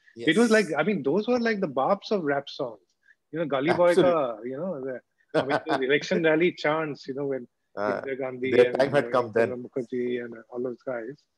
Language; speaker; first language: English; non-native, local second language; Bangla